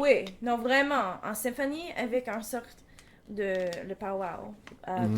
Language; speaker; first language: French; non-native, learner; English